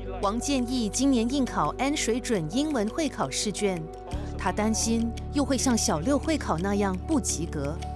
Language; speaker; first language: Chinese; native; Chinese